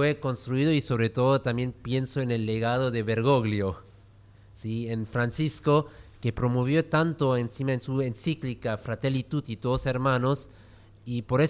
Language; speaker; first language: Spanish; non-native, fluent; German